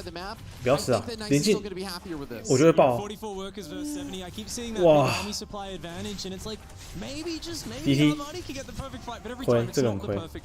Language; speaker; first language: Chinese; native; Chinese